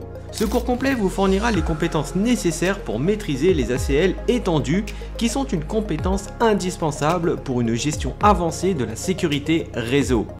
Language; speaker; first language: French; native; French